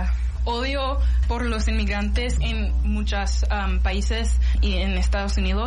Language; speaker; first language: Spanish; non-native, learner; English